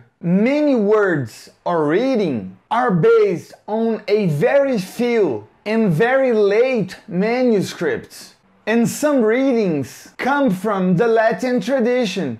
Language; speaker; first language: English; non-native, fluent; Portuguese